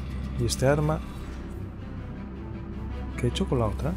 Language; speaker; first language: Spanish; native; Spanish